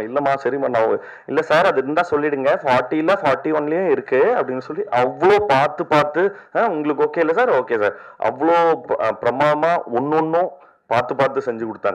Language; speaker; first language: Tamil; native; Tamil